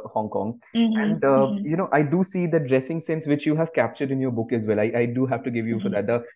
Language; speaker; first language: English; non-native, local second language; Bangla